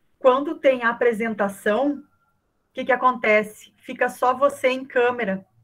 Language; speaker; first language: Portuguese; native; Portuguese